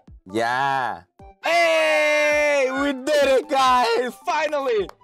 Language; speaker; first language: English; non-native, learner; Korean